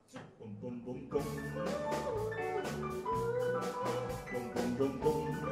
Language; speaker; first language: Japanese; native; Japanese